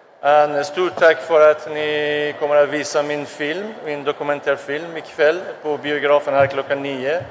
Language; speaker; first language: Swedish; non-native, fluent; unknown